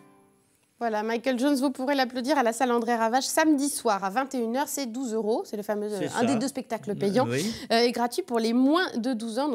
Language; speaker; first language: French; native; French